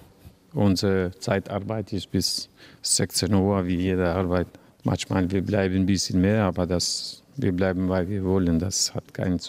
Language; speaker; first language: German; non-native, learner; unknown